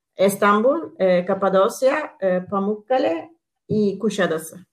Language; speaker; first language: Spanish; non-native, fluent; Italian